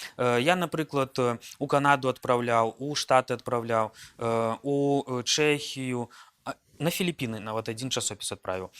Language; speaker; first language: Belarusian; native; Belarusian